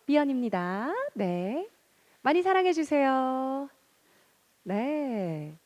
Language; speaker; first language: Korean; native; Korean